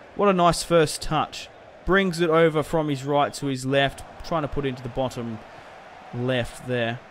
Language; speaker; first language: English; native; English